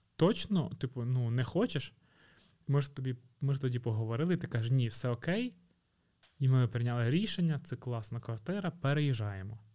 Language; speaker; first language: Ukrainian; native; Ukrainian